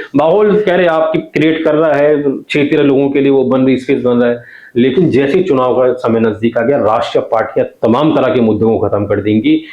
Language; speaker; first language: Hindi; non-native, local second language; Garhwali